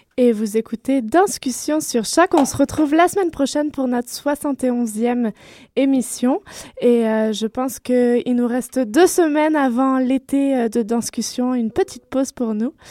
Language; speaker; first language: French; native; French